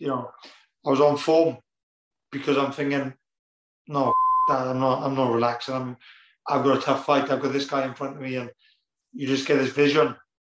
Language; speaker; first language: English; native; English